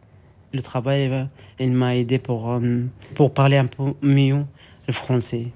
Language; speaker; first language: French; non-native, learner; Arabic